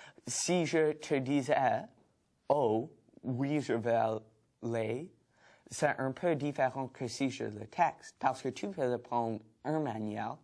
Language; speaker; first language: French; non-native, learner; English